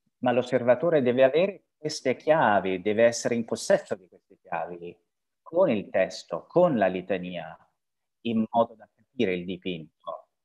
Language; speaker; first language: Italian; non-native, fluent; French